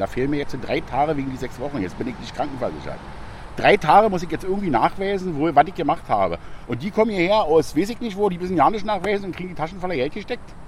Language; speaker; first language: German; native; German